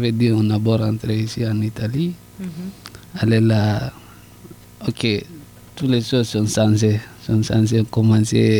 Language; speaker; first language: French; non-native, local second language; Susu